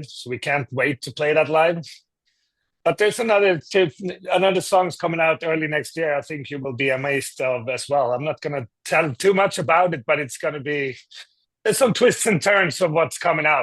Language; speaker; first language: English; non-native, fluent; Swedish